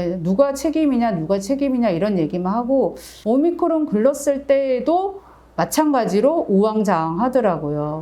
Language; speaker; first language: Korean; native; Korean